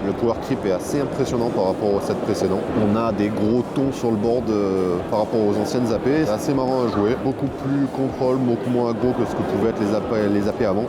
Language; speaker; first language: French; native; French